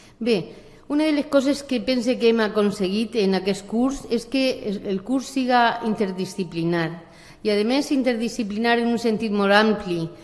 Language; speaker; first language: Catalan; non-native, local second language; Spanish